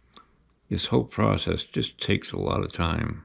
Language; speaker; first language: English; native; English